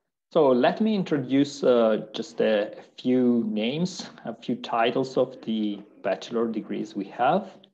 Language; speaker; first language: English; non-native, fluent; Italian